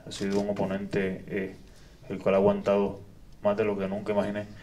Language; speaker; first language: Spanish; native; Spanish